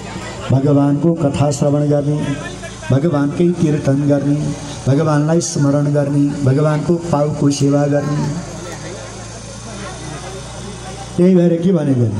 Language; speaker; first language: Nepali; native; Nepali